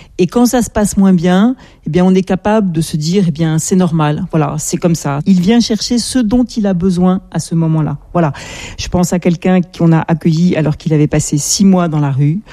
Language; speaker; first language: French; native; French